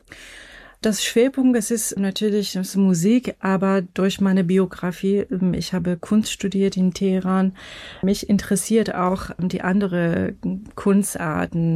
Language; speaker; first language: German; non-native, fluent; Persian